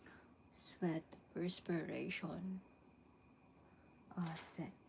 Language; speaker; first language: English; non-native, local second language; Filipino